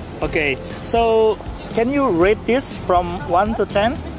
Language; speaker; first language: English; non-native, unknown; Indonesian